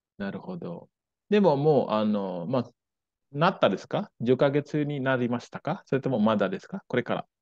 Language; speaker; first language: Japanese; non-native, fluent; Indonesian